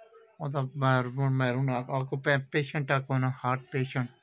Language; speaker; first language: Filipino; non-native, learner; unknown